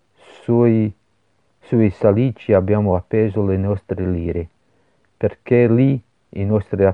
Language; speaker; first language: Italian; non-native, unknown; English